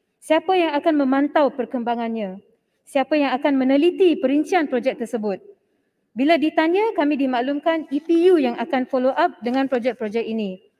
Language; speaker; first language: Malay; non-native, local second language; Tamil